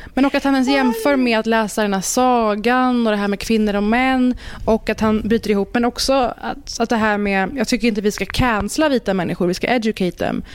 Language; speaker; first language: Swedish; early bilingual, other home language; Persian